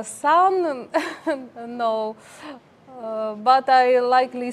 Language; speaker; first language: English; non-native, learner; Ukrainian